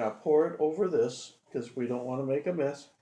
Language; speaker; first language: English; native; English